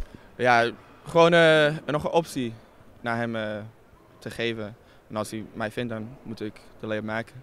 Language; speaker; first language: Dutch; non-native, learner; English